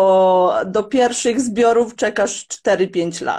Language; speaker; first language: Polish; non-native, fluent; Croatian